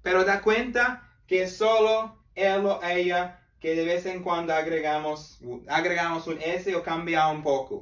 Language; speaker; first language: Spanish; non-native, learner; English